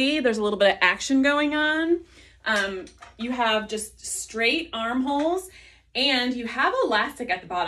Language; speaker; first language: English; native; English